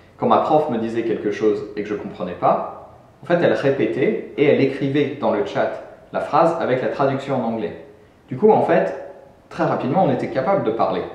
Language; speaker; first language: French; native; French